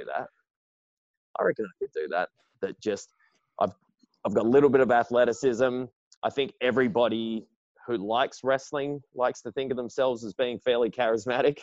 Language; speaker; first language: English; native; English